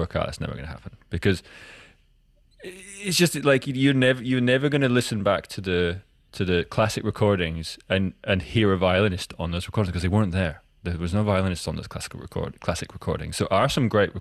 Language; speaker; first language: English; native; English